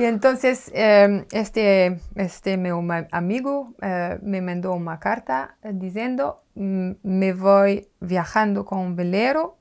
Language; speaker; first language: Spanish; non-native, learner; French